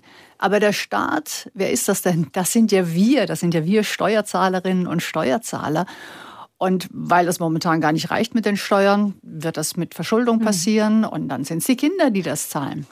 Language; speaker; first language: German; native; German